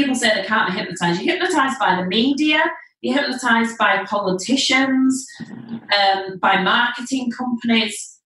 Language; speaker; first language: English; native; English